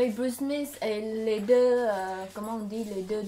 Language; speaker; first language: French; non-native, learner; Khmer